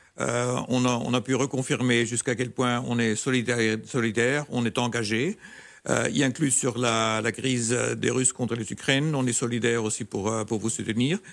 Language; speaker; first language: French; non-native, fluent; German